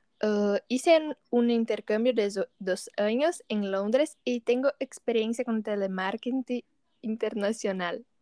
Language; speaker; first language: Spanish; non-native, learner; Portuguese